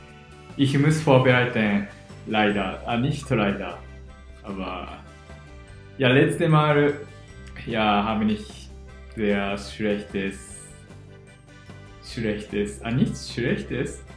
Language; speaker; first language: German; non-native, learner; Japanese